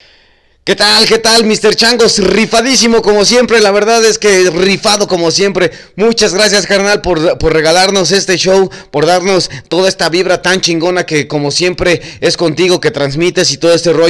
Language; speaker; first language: Spanish; native; Spanish